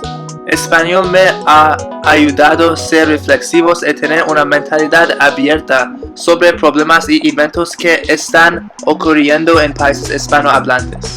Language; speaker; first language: Spanish; non-native, learner; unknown